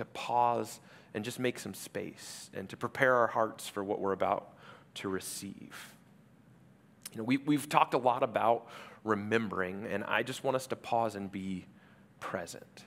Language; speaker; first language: English; native; English